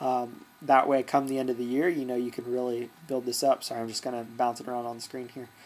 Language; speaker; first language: English; native; English